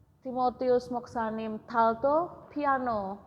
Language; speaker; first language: Korean; non-native, learner; Indonesian